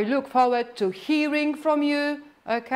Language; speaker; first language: English; non-native, fluent; Polish